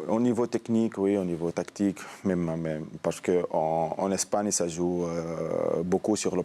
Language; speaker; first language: French; non-native, local second language; Arabic